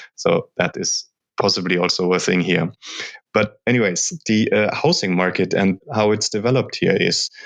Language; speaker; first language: English; non-native, fluent; German